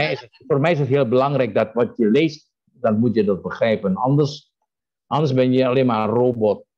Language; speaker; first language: Dutch; non-native, fluent; Indonesian